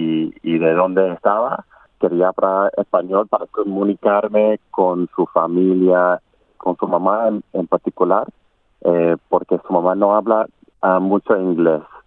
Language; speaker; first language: Spanish; non-native, learner; English